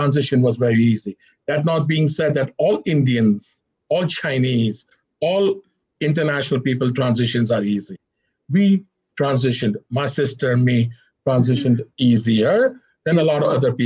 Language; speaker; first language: English; non-native, local second language; Hindi